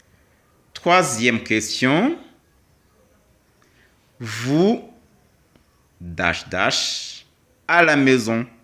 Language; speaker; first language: French; non-native, local second language; Kinyarwanda